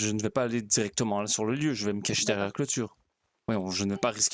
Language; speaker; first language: French; native; French